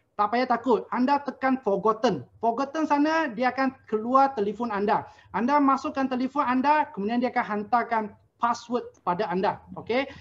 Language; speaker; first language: Malay; non-native, local second language; Chinese